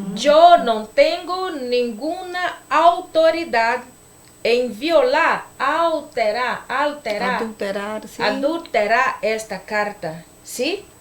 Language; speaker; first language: Spanish; non-native, learner; Portuguese